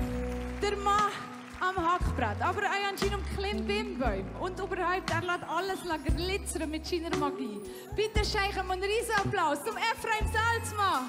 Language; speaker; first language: German; native; German